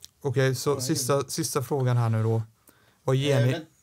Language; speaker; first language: Swedish; native; Swedish